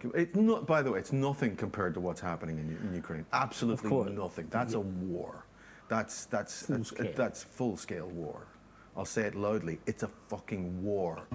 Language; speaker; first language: English; native; English